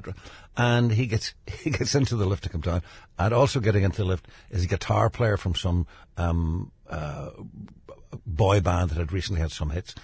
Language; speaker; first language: English; native; English